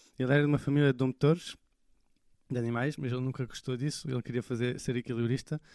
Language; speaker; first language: Portuguese; early bilingual, other home language; French